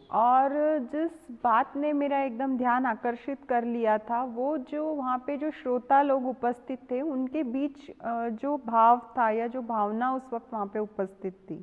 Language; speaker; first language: Hindi; non-native, local second language; Marathi